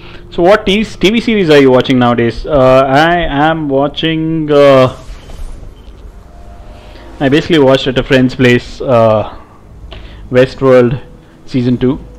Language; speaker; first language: English; non-native, local second language; Hindi